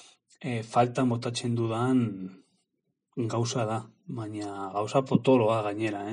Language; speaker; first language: Basque; non-native, learner; Spanish